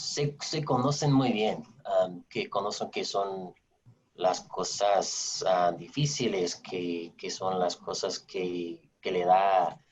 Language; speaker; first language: Spanish; non-native, fluent; English